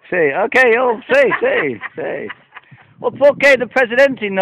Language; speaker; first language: Spanish; non-native, learner; English